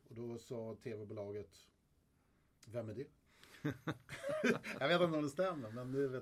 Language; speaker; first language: Swedish; native; Swedish